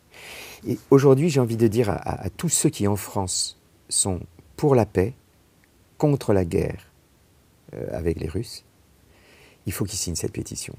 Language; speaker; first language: French; native; French